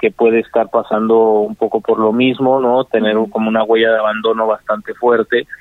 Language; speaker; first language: Spanish; native; Spanish